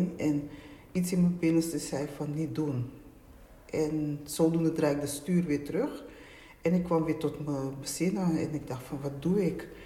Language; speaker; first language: Dutch; native; Dutch